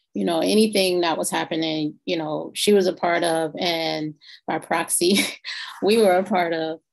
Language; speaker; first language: English; native; English